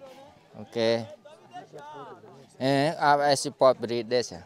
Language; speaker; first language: Portuguese; non-native, learner; Vietnamese